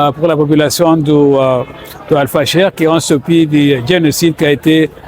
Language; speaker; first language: French; non-native, fluent; Arabic